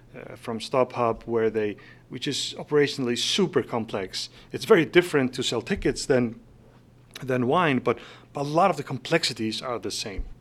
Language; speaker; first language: English; non-native, fluent; Faroese